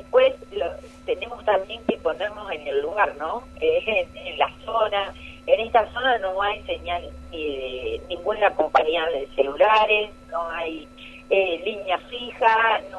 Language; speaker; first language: Spanish; native; Spanish